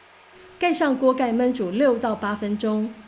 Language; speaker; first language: Chinese; native; Chinese